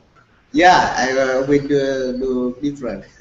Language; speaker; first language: English; non-native, learner; Vietnamese